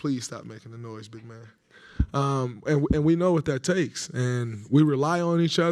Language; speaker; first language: English; native; English